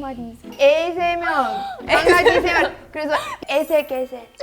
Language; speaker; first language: Korean; non-native, learner; English